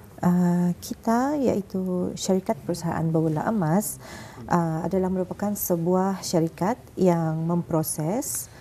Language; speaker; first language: Malay; native; Malay